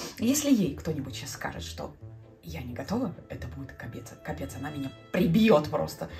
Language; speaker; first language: Russian; non-native, local second language; Latvian